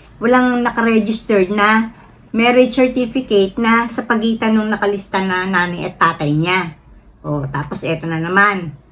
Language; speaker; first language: Filipino; native; Filipino